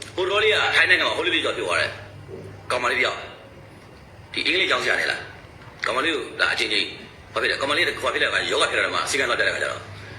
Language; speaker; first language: Burmese; native; Burmese